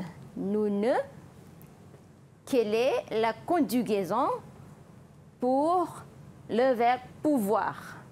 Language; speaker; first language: French; non-native, fluent; Malay